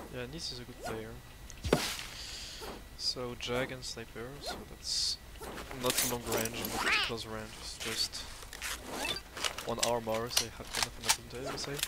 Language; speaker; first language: English; non-native, fluent; French